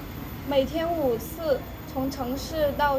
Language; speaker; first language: Chinese; native; Chinese